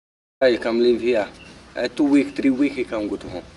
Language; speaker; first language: English; non-native, learner; Arabic